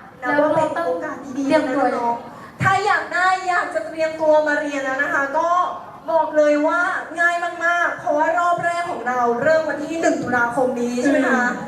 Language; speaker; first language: Thai; native; Thai